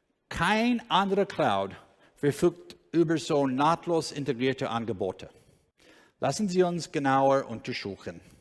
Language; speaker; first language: German; non-native, learner; English